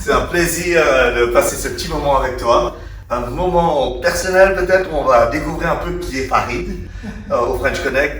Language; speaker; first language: French; native; French